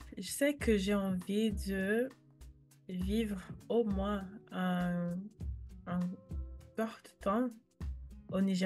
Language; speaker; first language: French; non-native, fluent; English